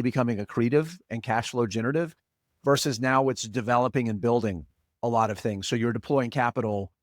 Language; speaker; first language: English; native; English